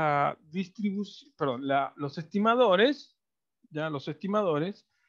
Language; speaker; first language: Spanish; native; Spanish